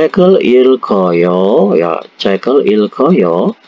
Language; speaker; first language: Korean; non-native, fluent; Indonesian